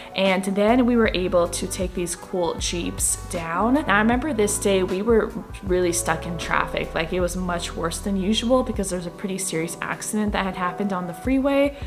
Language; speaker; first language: English; native; English